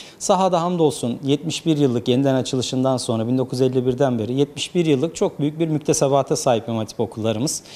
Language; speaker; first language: Turkish; native; Turkish